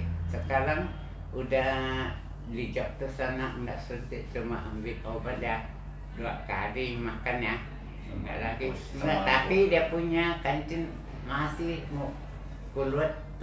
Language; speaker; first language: Indonesian; non-native, local second language; Hakka Chinese